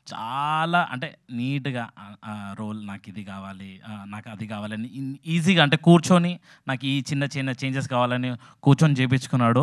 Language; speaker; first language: Telugu; native; Telugu